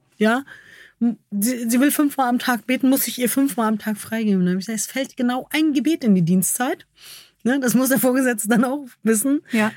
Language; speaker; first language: German; early bilingual, other home language; Kurdish